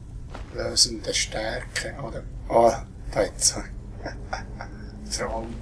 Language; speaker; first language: German; native; German